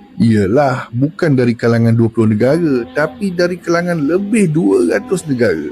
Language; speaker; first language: Malay; native; Malay